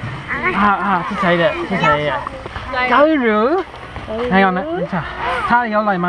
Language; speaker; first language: Chinese; non-native, learner; English